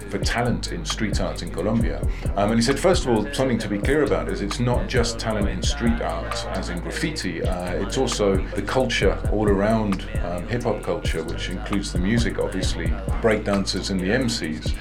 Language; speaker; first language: English; native; English